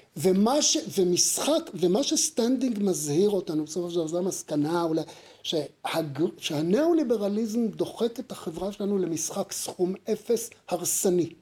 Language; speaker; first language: Hebrew; native; Hebrew